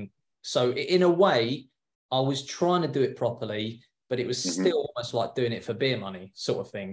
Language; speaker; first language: English; native; English